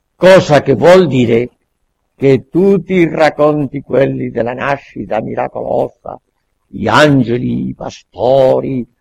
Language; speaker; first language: Italian; non-native, fluent; Spanish